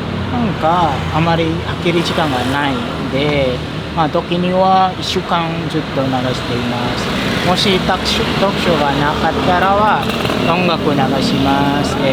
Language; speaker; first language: Japanese; non-native, fluent; Indonesian